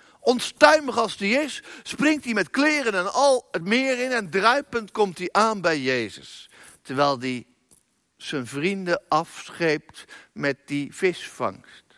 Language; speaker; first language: Dutch; native; Dutch